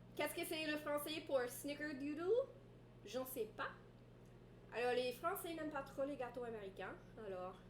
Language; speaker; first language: French; non-native, fluent; English